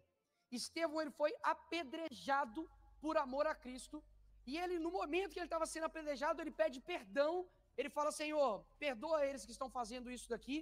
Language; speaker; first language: Portuguese; native; Portuguese